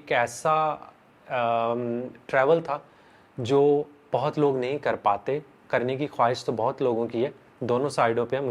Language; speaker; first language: Urdu; native; Urdu